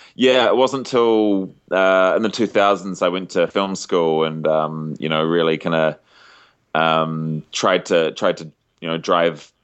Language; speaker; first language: English; native; English